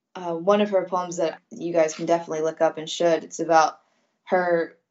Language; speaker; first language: English; early bilingual, other home language; Russian